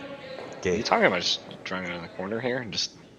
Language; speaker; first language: English; native; English